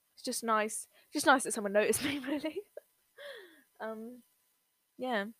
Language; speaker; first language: English; native; English